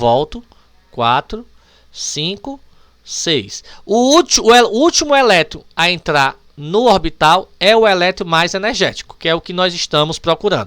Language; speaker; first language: Portuguese; native; Portuguese